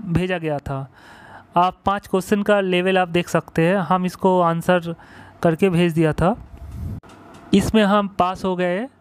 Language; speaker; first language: Hindi; non-native, local second language; Bangla